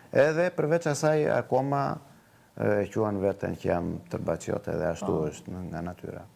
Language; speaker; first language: Albanian; native; Albanian